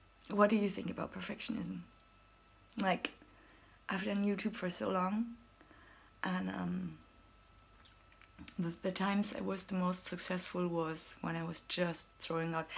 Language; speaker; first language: English; non-native, fluent; German